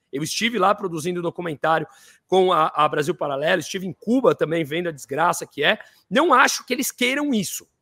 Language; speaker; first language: Portuguese; native; Portuguese